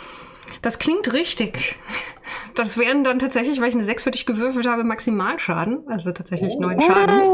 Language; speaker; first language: German; native; German